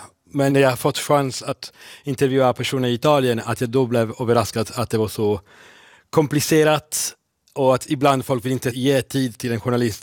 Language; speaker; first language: Swedish; non-native, fluent; Italian